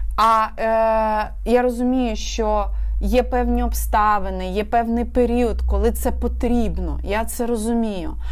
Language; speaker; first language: Ukrainian; non-native, local second language; Russian